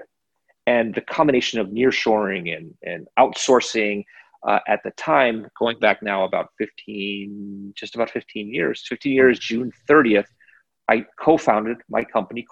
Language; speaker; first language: English; native; English